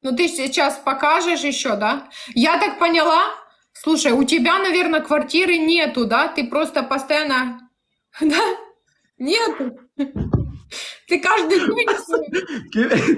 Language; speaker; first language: Russian; native; Russian